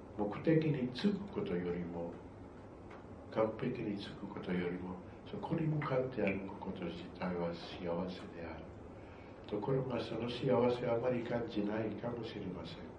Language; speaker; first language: Japanese; non-native, fluent; Spanish